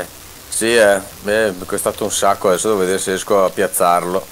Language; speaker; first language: Italian; native; Italian